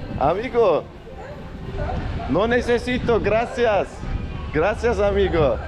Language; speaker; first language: Spanish; non-native, learner; Turkish